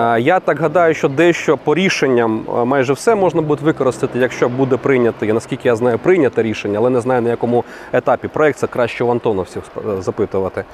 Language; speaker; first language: Ukrainian; non-native, local second language; Russian